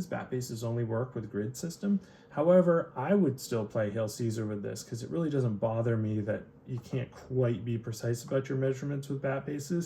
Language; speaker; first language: English; native; English